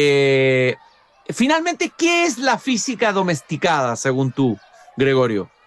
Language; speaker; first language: Spanish; native; Spanish